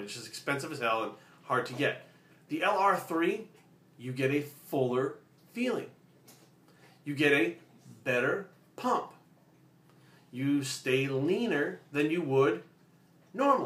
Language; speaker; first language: English; native; English